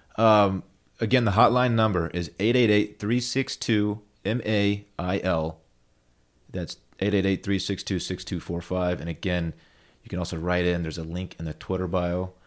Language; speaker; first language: English; native; English